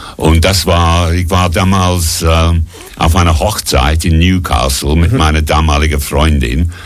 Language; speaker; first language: German; non-native, fluent; English